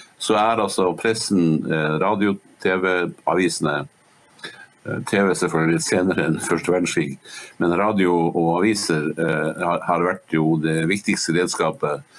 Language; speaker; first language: Norwegian; native; Norwegian